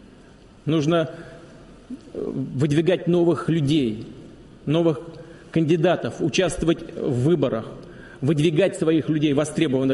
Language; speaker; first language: Russian; native; Russian